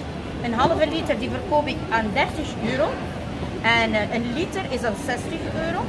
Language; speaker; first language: Dutch; non-native, fluent; Arabic